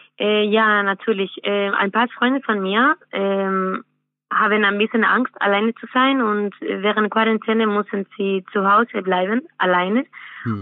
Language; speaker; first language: German; non-native, fluent; Spanish